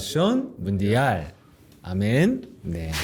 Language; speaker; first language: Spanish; non-native, learner; Korean